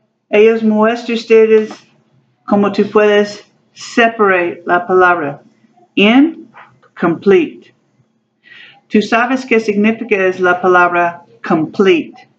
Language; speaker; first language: Spanish; non-native, learner; English